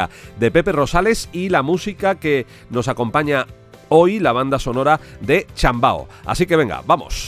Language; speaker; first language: Spanish; native; Spanish